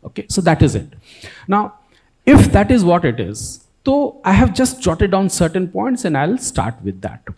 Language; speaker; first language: English; non-native, local second language; Gujarati